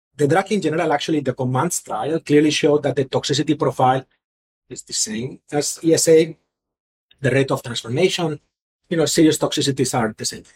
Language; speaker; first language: English; non-native, fluent; Spanish